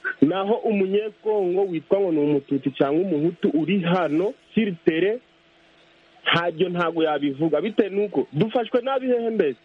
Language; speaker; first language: Kinyarwanda; native; Kinyarwanda